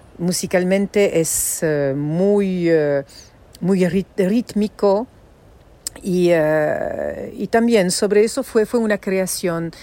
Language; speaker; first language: Spanish; non-native, fluent; French